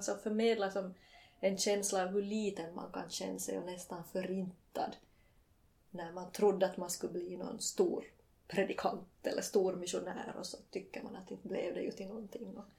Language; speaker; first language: Swedish; native; Swedish